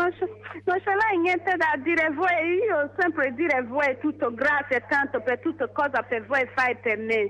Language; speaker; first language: Italian; non-native, learner; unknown